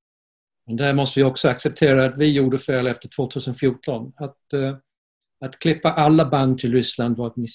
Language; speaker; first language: Swedish; non-native, fluent; English